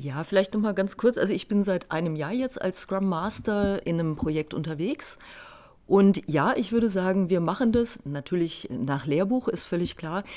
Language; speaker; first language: German; native; German